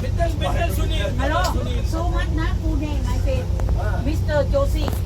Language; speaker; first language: English; non-native, learner; Thai